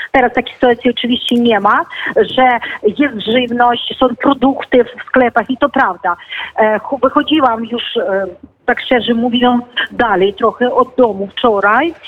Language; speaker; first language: Polish; non-native, fluent; Ukrainian